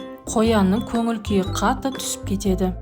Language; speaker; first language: Kazakh; native; Kazakh